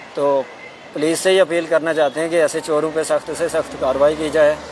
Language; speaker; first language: Hindi; native; Hindi